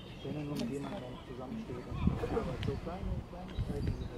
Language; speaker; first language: German; native; German